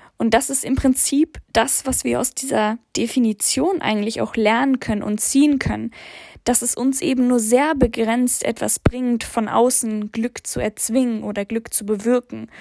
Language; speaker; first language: German; early bilingual, other home language; English